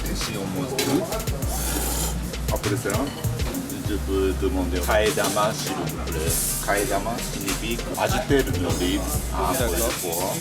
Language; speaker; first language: French; non-native, learner; Japanese